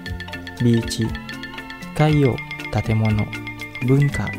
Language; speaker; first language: Japanese; non-native, fluent; Indonesian